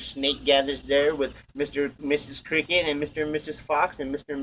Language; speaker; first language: English; native; English